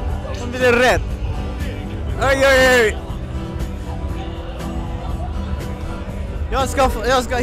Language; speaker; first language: Swedish; non-native, learner; Persian